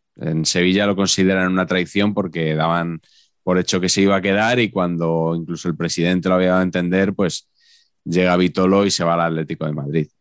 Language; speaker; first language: Spanish; native; Spanish